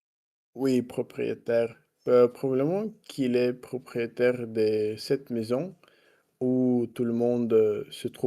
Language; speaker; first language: French; non-native, learner; Russian